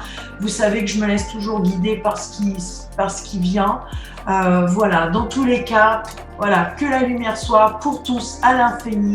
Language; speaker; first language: French; native; French